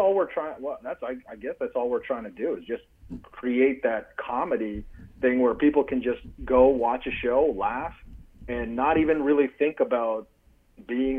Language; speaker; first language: English; native; English